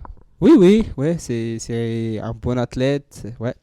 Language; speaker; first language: French; non-native, learner; Central Atlas Tamazight